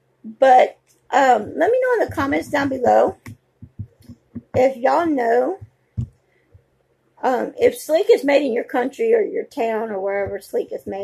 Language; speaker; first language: English; native; English